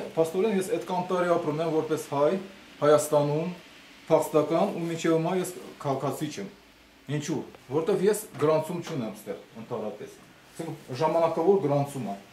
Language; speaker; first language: Armenian; early bilingual, heritage; Armenian